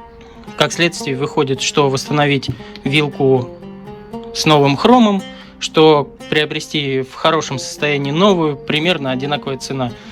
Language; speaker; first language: Russian; native; Russian